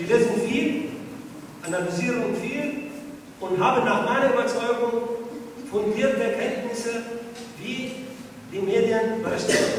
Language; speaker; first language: German; non-native, fluent; Arabic